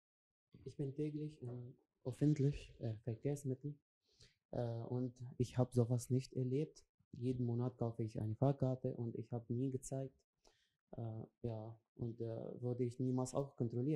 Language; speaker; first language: German; non-native, learner; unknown